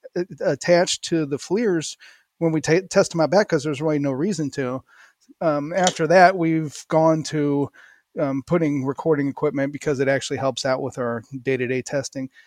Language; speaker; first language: English; native; English